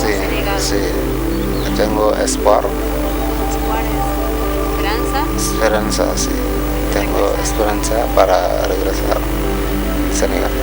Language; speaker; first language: Spanish; non-native, learner; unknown